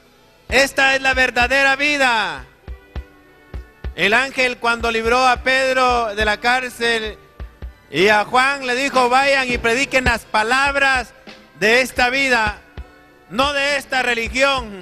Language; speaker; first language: Spanish; native; Spanish